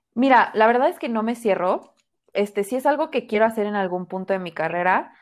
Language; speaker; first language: Spanish; native; Spanish